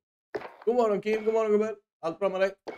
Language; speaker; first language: Swedish; native; Swedish